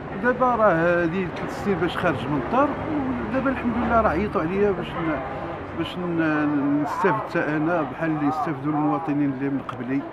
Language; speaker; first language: Arabic; native; Arabic